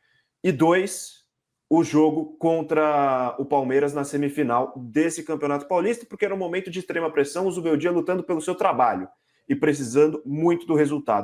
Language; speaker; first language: Portuguese; native; Portuguese